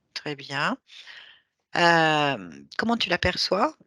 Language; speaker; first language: French; native; French